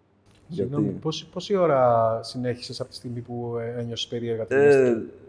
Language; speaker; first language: Greek; native; Greek